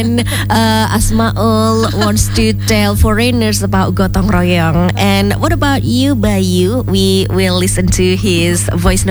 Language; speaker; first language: English; non-native, fluent; Indonesian